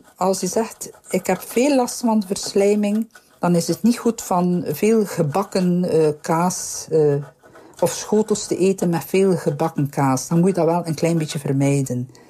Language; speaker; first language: Dutch; native; Dutch